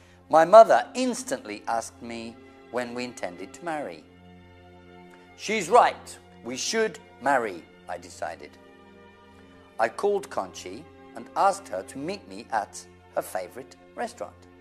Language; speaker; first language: English; native; English